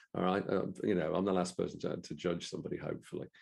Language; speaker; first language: English; native; English